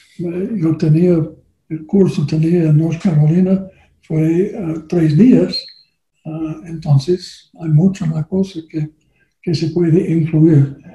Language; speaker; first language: Spanish; non-native, learner; English